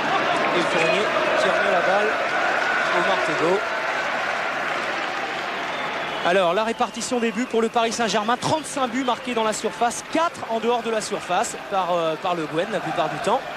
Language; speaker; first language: French; native; French